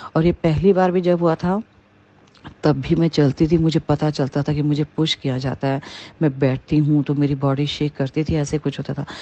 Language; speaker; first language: Hindi; native; Hindi